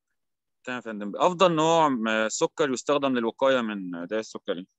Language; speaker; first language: Arabic; native; Arabic